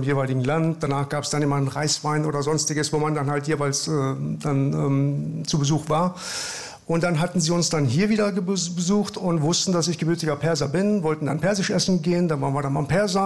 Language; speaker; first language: German; early bilingual, other home language; Persian